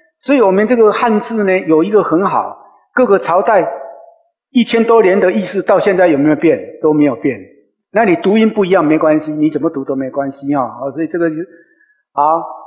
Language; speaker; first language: Chinese; non-native, local second language; Min Nan Chinese